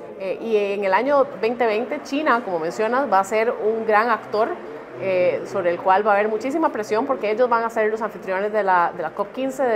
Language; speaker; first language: Spanish; native; Spanish